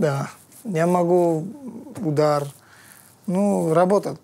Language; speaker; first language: Russian; non-native, learner; Georgian